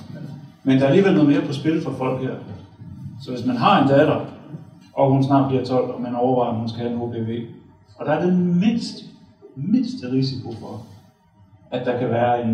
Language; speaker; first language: Danish; native; Danish